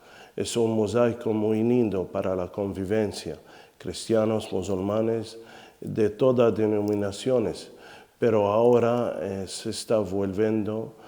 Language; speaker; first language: Spanish; non-native, fluent; Arabic